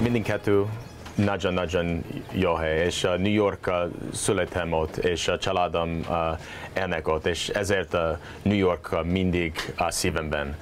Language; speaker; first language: Hungarian; non-native, learner; English